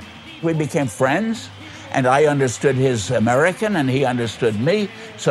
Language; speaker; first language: English; native; English